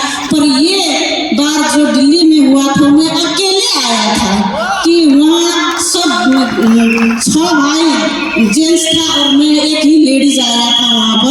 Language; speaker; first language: Hindi; non-native, learner; Nepali